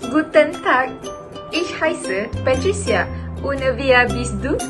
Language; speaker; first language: German; non-native, learner; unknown